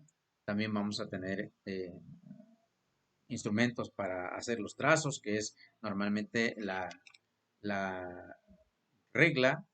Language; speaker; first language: Spanish; native; Spanish